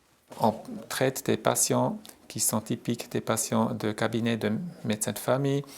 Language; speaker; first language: French; non-native, local second language; German